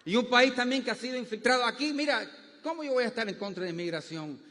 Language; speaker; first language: Spanish; early bilingual, heritage; Spanish